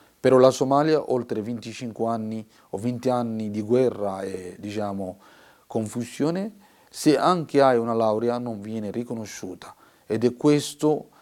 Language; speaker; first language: Italian; non-native, fluent; Somali